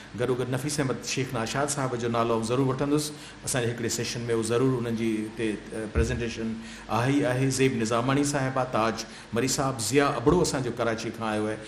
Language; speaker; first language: Sindhi; native; Sindhi